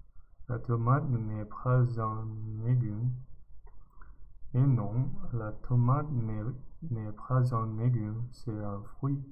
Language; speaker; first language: French; non-native, learner; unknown